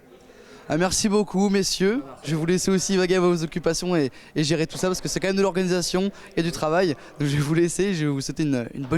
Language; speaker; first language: French; native; French